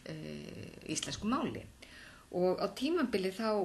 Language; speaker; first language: Icelandic; native; Icelandic